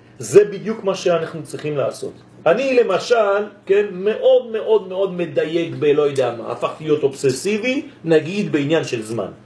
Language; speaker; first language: Hebrew; non-native, fluent; French